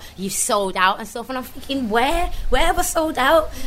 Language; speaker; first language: English; native; English